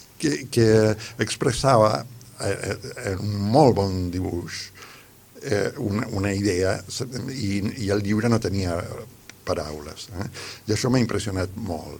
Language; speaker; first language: Catalan; non-native, fluent; Spanish